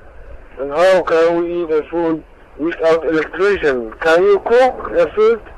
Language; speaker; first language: English; non-native, learner; Somali